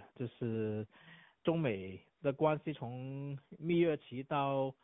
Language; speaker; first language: Chinese; non-native, local second language; Cantonese